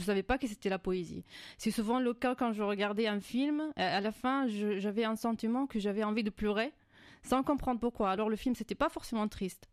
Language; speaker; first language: French; non-native, fluent; Arabic